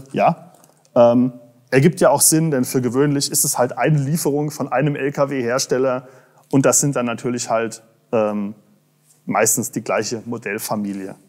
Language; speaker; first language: German; native; German